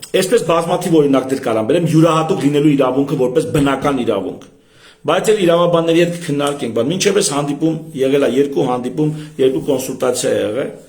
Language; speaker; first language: Armenian; native; Armenian